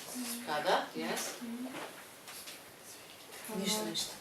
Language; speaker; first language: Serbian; non-native, fluent; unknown